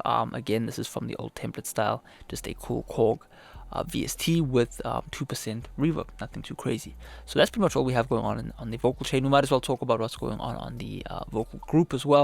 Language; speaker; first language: English; native; English